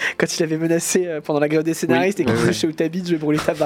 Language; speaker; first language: French; native; French